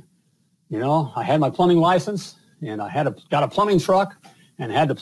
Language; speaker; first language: English; native; English